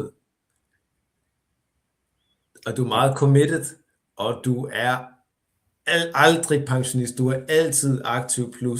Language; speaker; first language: Danish; native; Danish